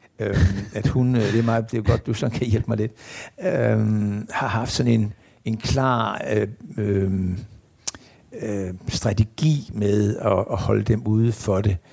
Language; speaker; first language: Danish; native; Danish